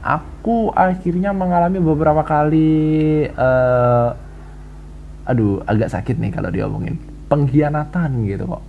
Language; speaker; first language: Indonesian; native; Indonesian